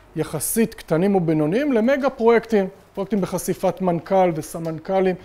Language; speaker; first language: Hebrew; native; Hebrew